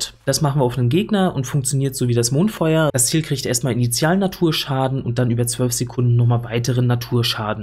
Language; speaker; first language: German; native; German